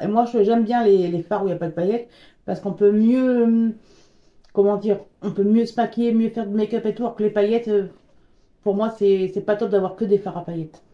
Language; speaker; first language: French; native; French